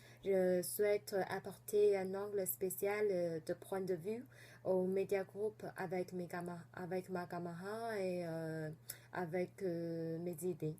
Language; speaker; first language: French; non-native, fluent; Chinese